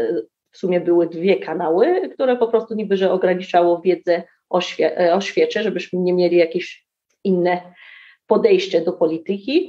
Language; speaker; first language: Polish; early bilingual, heritage; Arabic